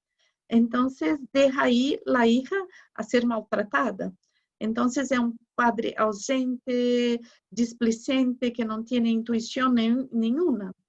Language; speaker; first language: Spanish; non-native, learner; Portuguese